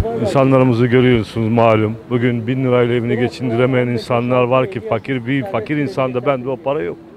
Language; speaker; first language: Turkish; native; Turkish